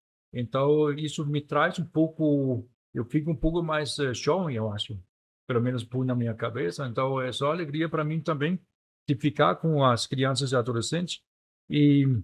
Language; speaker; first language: Portuguese; non-native, fluent; Danish